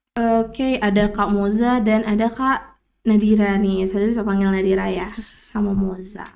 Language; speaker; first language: Indonesian; native; Indonesian